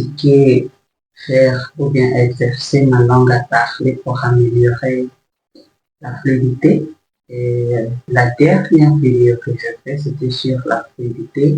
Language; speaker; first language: French; non-native, learner; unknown